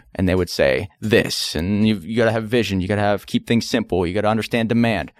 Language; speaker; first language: English; native; English